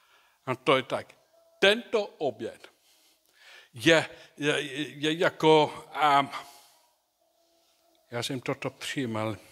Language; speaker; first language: Czech; non-native, learner; English